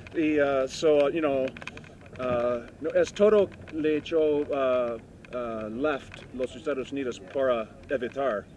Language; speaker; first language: Spanish; non-native, learner; English